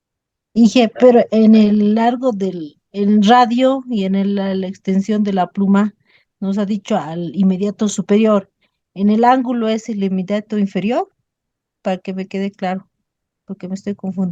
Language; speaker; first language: Spanish; native; Spanish